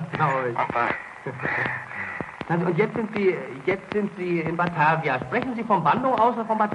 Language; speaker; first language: German; native; German